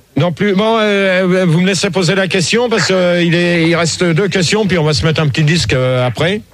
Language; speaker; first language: French; native; French